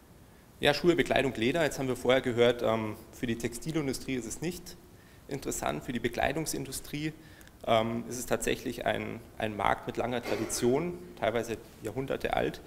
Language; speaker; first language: German; native; German